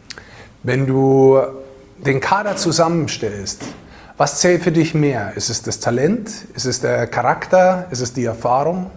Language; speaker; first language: German; native; German